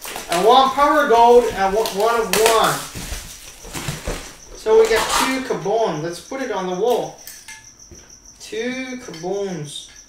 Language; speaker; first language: English; non-native, fluent; Chinese